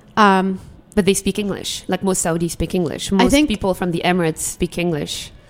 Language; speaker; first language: English; non-native, fluent; Arabic